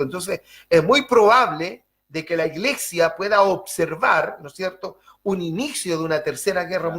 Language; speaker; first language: Spanish; native; Spanish